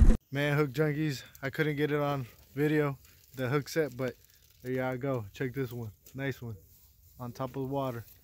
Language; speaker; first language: English; native; English